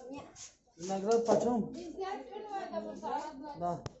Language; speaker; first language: Russian; non-native, fluent; Tajik